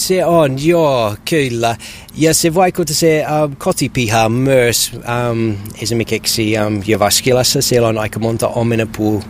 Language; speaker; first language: Finnish; non-native, learner; English